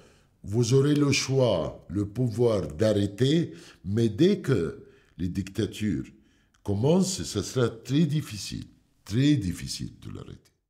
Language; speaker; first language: French; non-native, fluent; Arabic